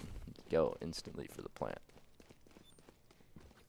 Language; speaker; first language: English; native; English